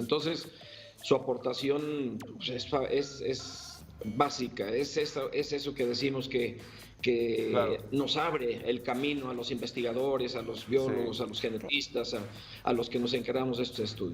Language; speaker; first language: Spanish; native; Spanish